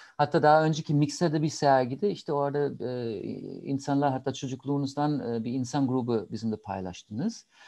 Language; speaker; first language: Turkish; non-native, fluent; German